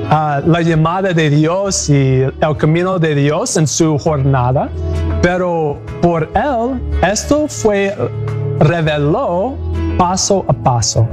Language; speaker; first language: Spanish; non-native, learner; English